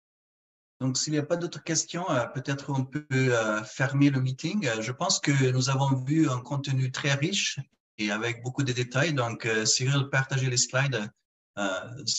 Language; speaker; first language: French; non-native, fluent; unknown